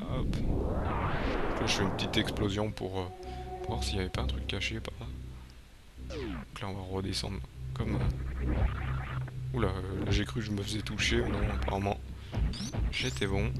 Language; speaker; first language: French; native; French